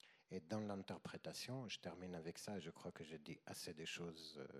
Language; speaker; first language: French; non-native, fluent; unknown